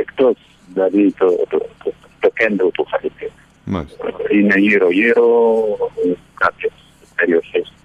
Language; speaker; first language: Greek; early bilingual, heritage; Greek